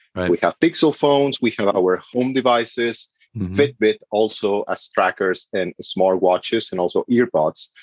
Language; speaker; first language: English; non-native, fluent; Spanish